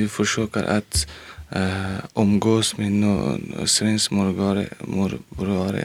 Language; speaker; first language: Swedish; non-native, learner; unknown